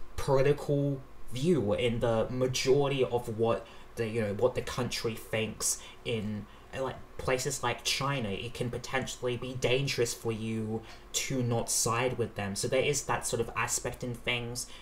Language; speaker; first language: English; native; English